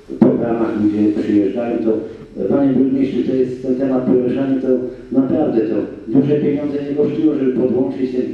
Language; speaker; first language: Polish; native; Polish